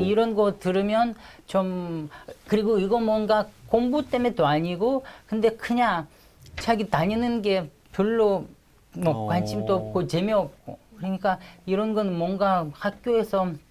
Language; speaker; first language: Korean; non-native, fluent; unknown